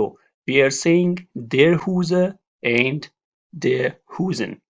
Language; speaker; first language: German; non-native, learner; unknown